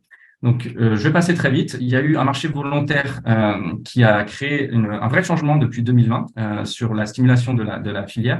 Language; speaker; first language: French; native; French